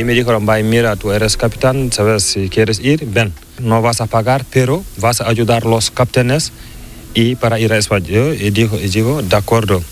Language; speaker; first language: Spanish; non-native, learner; Fula